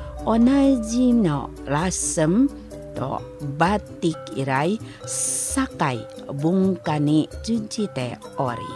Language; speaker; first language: Japanese; non-native, fluent; Indonesian